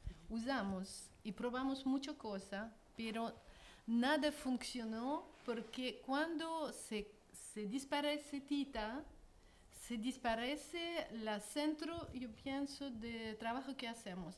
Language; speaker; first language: Spanish; non-native, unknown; Russian